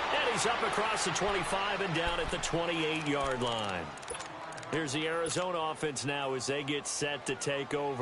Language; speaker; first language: English; native; English